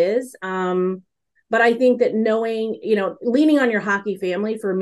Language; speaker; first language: English; native; English